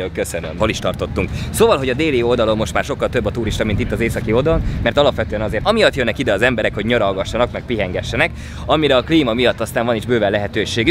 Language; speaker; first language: Hungarian; native; Hungarian